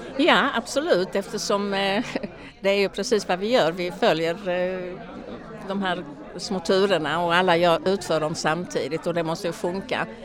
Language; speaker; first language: Swedish; native; Swedish